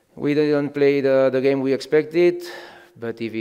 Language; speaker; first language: English; non-native, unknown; Catalan